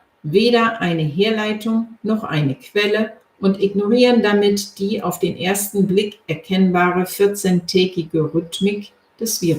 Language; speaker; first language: German; native; German